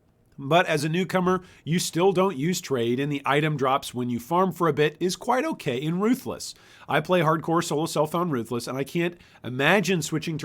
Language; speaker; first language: English; native; English